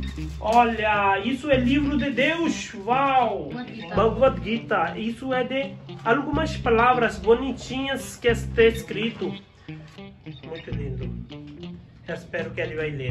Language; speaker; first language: Portuguese; non-native, learner; Hindi